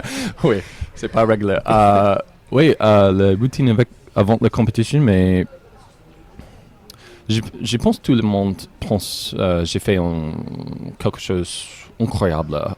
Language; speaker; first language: French; non-native, learner; English